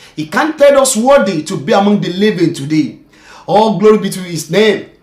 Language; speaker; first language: English; non-native, local second language; Yoruba